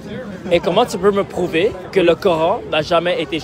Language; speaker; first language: French; native; French